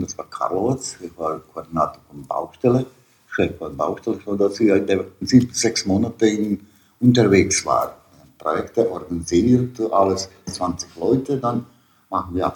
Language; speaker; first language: German; non-native, learner; Bosnian